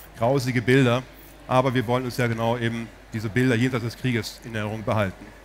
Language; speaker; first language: German; native; German